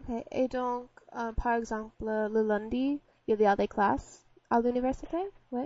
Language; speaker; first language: French; non-native, learner; English